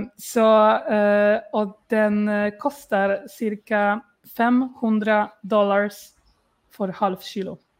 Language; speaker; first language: Swedish; non-native, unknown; Polish